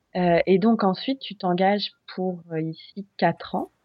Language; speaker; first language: French; native; French